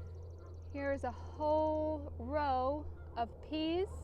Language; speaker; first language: English; native; English